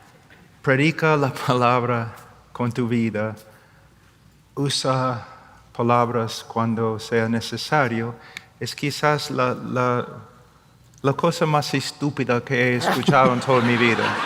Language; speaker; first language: Spanish; non-native, fluent; English